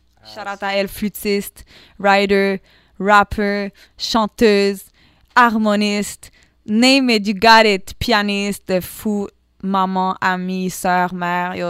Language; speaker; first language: French; native; French